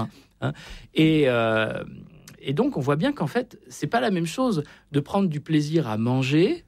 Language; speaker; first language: French; native; French